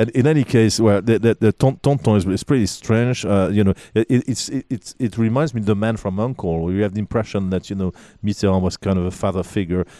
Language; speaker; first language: English; non-native, fluent; French